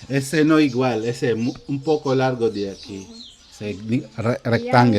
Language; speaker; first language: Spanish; non-native, learner; Filipino